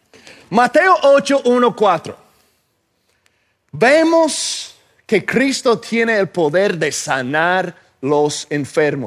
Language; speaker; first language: Spanish; non-native, fluent; English